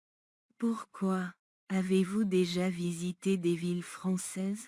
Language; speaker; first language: French; non-native, learner; Bangla